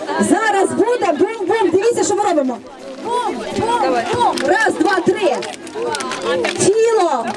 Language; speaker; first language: Ukrainian; native; Ukrainian